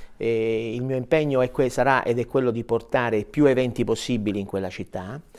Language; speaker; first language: Italian; native; Italian